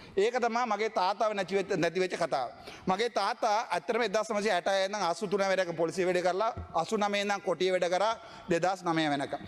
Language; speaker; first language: Sinhala; non-native, local second language; Tamil